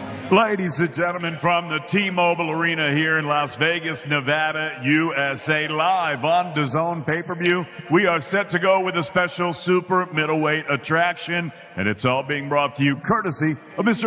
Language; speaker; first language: English; native; English